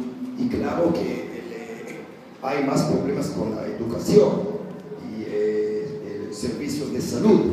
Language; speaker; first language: Spanish; non-native, learner; Hebrew